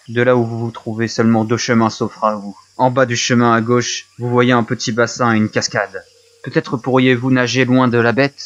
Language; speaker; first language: French; native; French